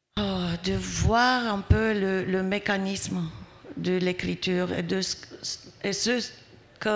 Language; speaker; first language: French; non-native, fluent; Romanian